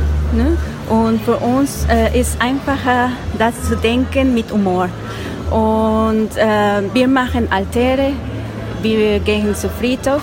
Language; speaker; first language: German; non-native, learner; Spanish